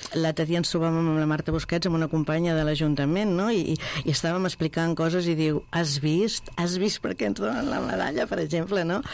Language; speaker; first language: Catalan; non-native, local second language; Spanish